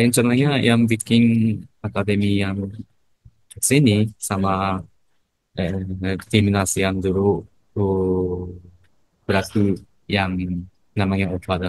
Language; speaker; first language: Indonesian; non-native, learner; Japanese